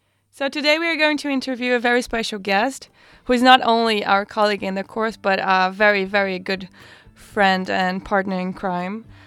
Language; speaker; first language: English; non-native, fluent; Portuguese